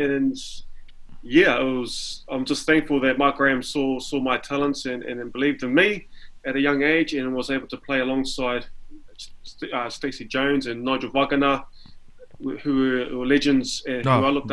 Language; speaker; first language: English; native; English